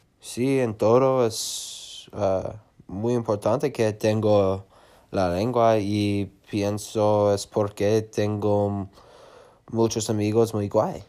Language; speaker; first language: Spanish; non-native, learner; English